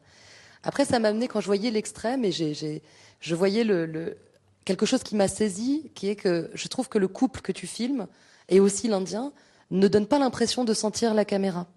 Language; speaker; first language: French; native; French